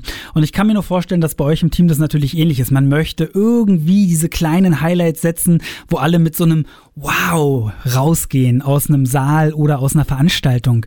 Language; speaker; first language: German; native; German